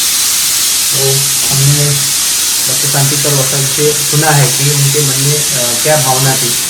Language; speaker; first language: Hindi; non-native, local second language; Marathi